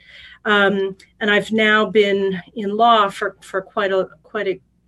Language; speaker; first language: English; native; English